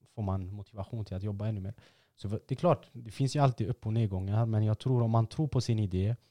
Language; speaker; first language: Swedish; early bilingual, other home language; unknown